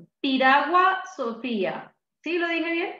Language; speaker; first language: Spanish; native; Spanish